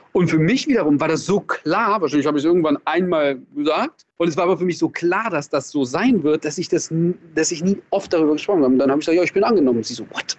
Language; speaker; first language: German; early bilingual, other home language; Russian